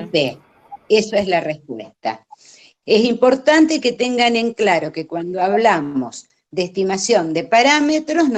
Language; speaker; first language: Spanish; native; Spanish